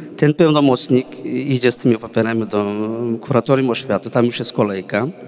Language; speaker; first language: Polish; non-native, fluent; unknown